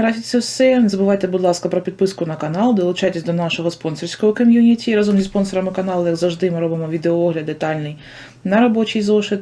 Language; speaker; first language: Ukrainian; native; Ukrainian